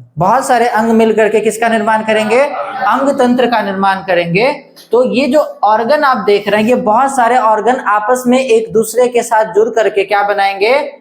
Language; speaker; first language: Hindi; native; Hindi